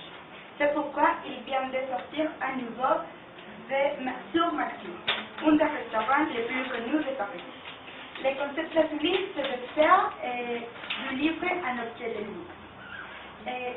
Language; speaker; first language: French; non-native, learner; Spanish